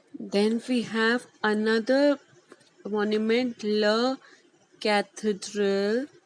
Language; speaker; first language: English; non-native, local second language; Hindi